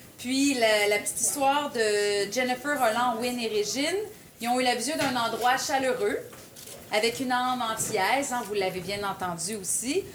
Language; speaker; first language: French; native; French